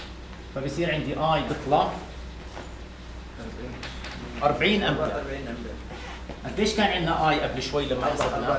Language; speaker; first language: Arabic; native; Arabic